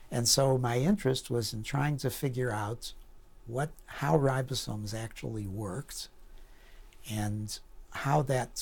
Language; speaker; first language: English; native; English